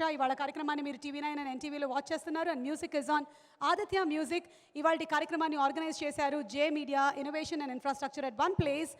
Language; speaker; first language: Telugu; native; Telugu